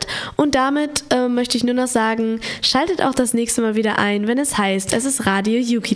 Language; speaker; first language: German; native; German